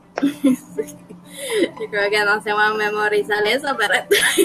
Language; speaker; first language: Spanish; early bilingual, heritage; Spanish